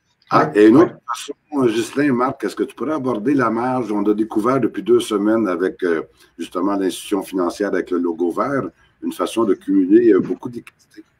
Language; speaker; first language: French; native; French